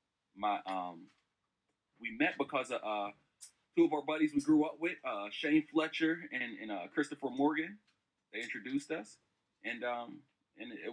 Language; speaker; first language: English; native; English